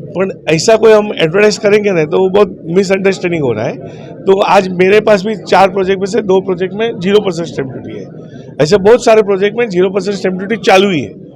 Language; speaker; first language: Hindi; non-native, local second language; Gujarati